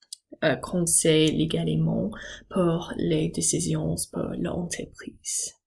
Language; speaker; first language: French; non-native, learner; English